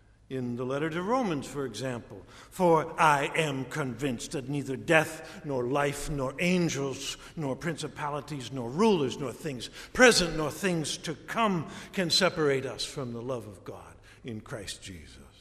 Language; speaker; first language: English; native; English